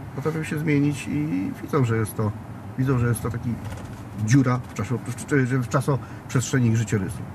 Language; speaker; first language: Polish; native; Polish